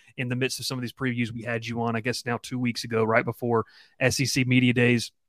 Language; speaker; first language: English; native; English